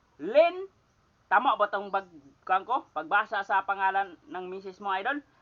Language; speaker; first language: Filipino; non-native, local second language; Cebuano